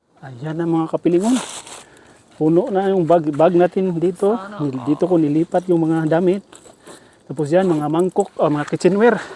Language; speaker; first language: Filipino; non-native, local second language; Cebuano